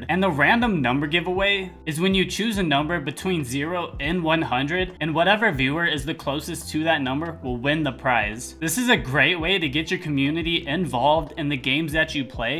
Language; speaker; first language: English; native; English